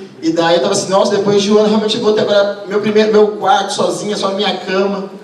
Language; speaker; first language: Portuguese; native; Portuguese